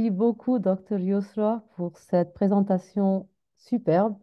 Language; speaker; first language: French; non-native, fluent; Arabic